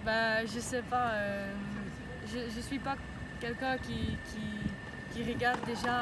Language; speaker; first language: French; non-native, local second language; Dutch